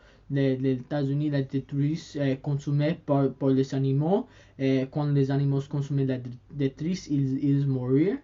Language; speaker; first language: French; non-native, learner; English